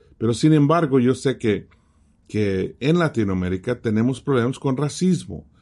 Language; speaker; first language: Spanish; early bilingual, heritage; Spanish